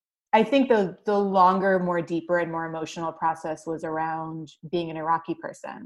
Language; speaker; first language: English; native; English